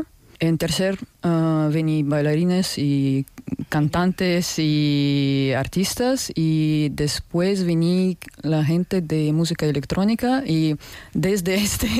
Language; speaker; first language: Spanish; non-native, fluent; Russian